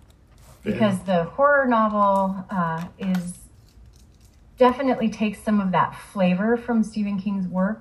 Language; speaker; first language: English; native; English